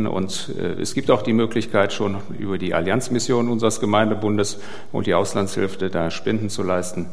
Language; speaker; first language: German; native; German